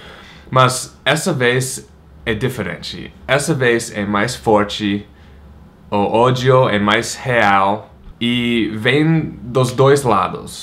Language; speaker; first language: Portuguese; non-native, fluent; English